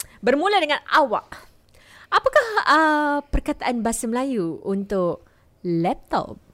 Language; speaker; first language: Malay; native; Malay